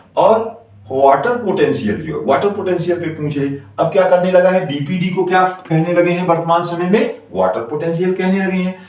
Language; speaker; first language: Hindi; native; Hindi